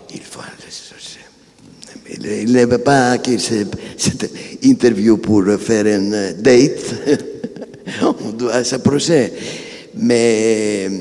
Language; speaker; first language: French; non-native, fluent; Greek